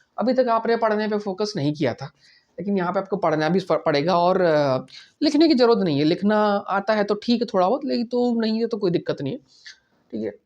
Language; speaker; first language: Hindi; native; Hindi